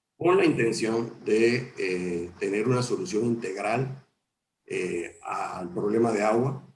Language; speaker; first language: Spanish; native; Spanish